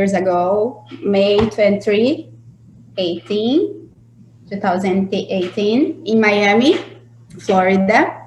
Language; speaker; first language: English; non-native, learner; Portuguese